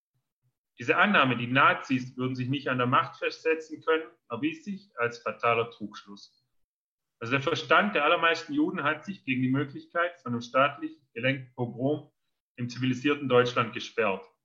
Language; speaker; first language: German; native; German